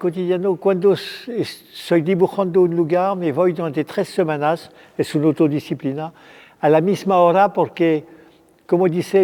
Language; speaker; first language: Spanish; non-native, fluent; French